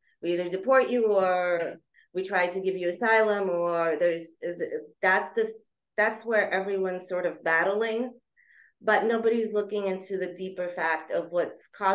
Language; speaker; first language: English; early bilingual, other home language; Russian